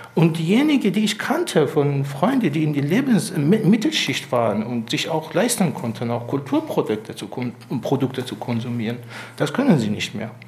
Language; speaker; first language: German; non-native, fluent; Persian